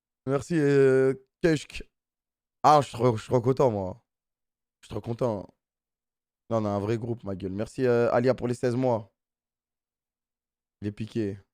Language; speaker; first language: French; native; French